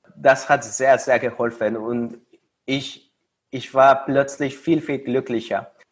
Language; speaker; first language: German; non-native, fluent; Spanish